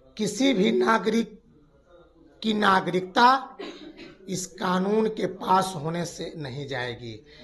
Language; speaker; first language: Hindi; native; Hindi